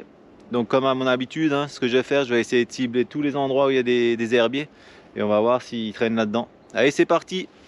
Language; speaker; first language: French; native; French